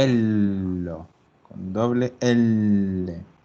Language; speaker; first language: Italian; non-native, fluent; Spanish